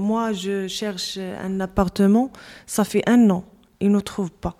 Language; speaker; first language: French; non-native, learner; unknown